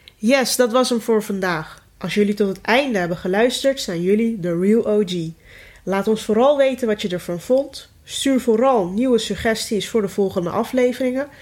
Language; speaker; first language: Dutch; early bilingual, other home language; Turkish